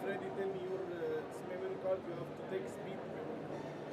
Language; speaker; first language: English; non-native, learner; Persian